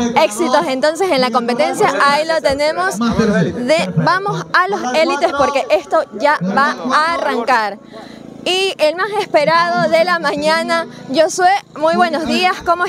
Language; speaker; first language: Spanish; native; Spanish